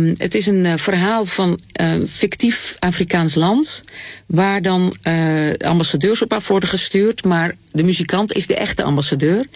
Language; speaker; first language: Dutch; native; Dutch